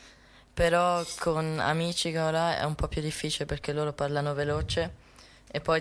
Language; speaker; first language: Italian; early bilingual, heritage; Italian